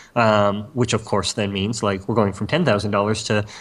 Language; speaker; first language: English; native; English